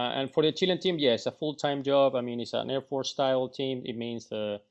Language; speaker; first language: English; non-native, fluent; Spanish